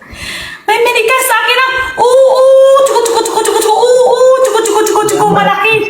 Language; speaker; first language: Filipino; non-native, learner; Chinese